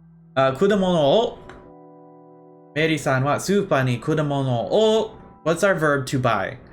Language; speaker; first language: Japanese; non-native, learner; English